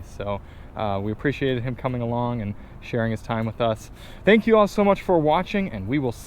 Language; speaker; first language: English; native; English